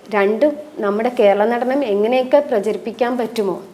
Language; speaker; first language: Malayalam; non-native, local second language; Tamil